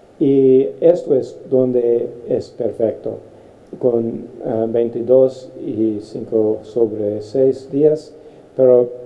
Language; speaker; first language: Spanish; non-native, fluent; English